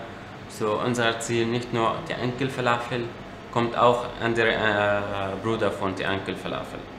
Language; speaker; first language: German; non-native, learner; Arabic